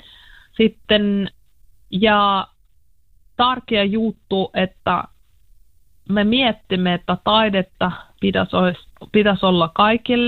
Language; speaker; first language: Finnish; non-native, learner; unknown